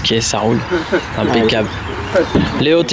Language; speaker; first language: French; native; French